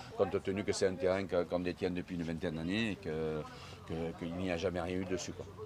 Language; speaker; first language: French; native; French